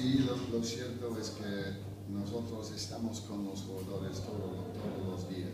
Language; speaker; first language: Spanish; non-native, fluent; English